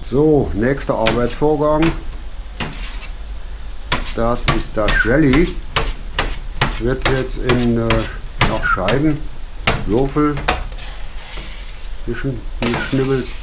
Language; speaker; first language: German; native; German